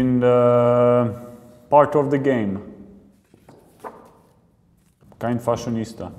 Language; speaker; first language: German; non-native, local second language; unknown